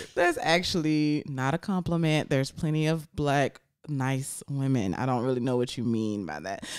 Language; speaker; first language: English; native; English